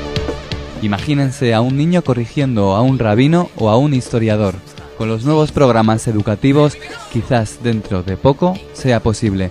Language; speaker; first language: Spanish; native; Spanish